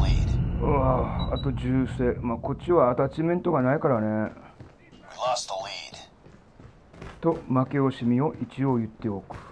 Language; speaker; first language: Japanese; native; Japanese